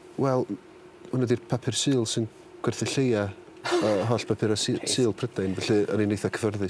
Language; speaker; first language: Welsh; native; Welsh